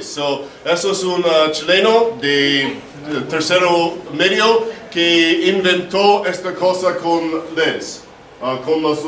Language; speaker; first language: Spanish; non-native, learner; English